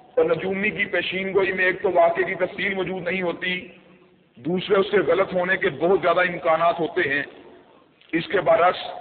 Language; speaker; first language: Urdu; non-native, local second language; Punjabi